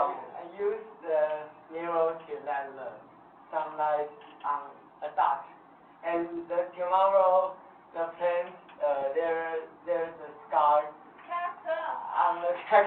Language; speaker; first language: English; non-native, learner; Chinese